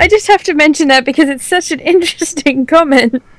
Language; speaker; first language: English; native; English